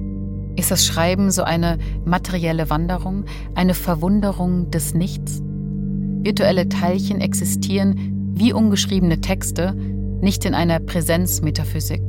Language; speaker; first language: German; native; German